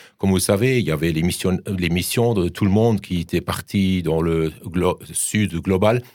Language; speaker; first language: French; non-native, fluent; German